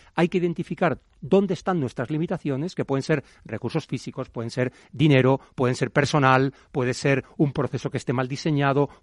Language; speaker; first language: Spanish; native; Spanish